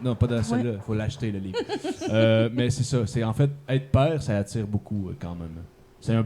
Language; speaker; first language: French; native; French